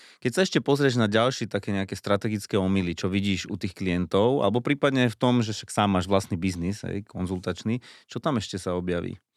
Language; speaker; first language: Slovak; native; Slovak